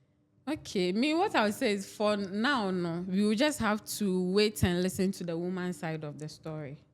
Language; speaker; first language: English; non-native, local second language; Akan